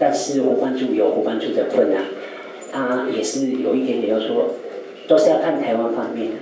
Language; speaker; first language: Chinese; native; Chinese